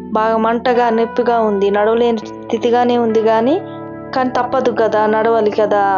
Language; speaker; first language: Telugu; non-native, local second language; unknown